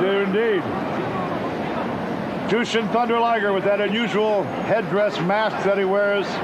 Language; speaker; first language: English; native; English